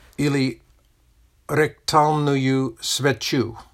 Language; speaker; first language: Russian; non-native, learner; English